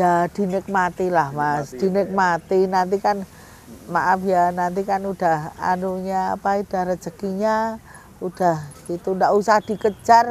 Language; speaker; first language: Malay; non-native, local second language; Javanese